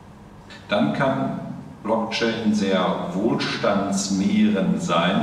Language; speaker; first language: German; native; German